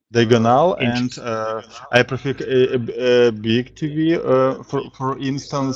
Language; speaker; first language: English; non-native, learner; Russian